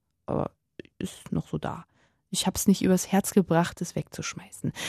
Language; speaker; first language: German; native; German